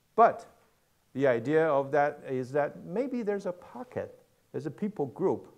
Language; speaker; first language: English; non-native, fluent; Chinese